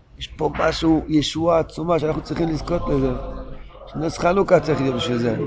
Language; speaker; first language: Hebrew; non-native, local second language; Yiddish